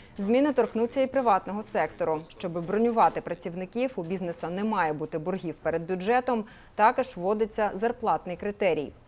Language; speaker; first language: Ukrainian; native; Ukrainian